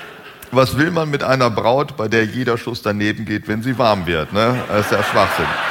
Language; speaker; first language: German; native; German